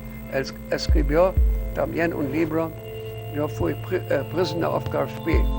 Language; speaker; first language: Spanish; non-native, fluent; German